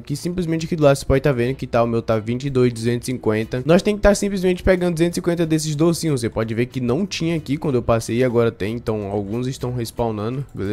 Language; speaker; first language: Portuguese; native; Portuguese